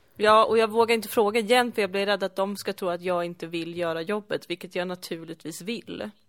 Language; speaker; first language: Swedish; early bilingual, other home language; Kurdish